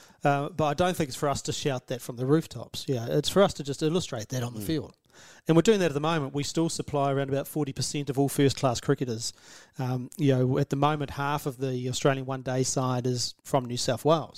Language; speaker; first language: English; native; English